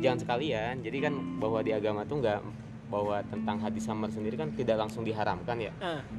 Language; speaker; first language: Indonesian; native; Indonesian